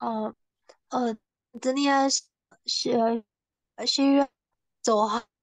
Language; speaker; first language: Chinese; non-native, learner; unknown